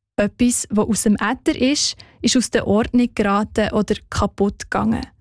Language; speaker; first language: German; native; German